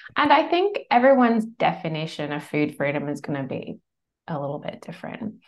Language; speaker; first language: English; native; English